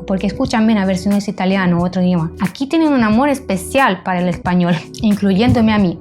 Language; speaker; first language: Spanish; non-native, fluent; Romanian